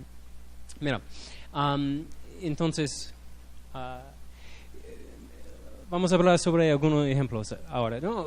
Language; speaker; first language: Spanish; non-native, learner; English